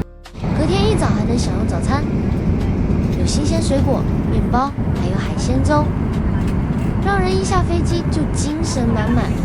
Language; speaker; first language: Chinese; native; Chinese